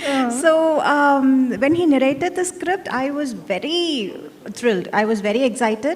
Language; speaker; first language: Telugu; non-native, fluent; Tamil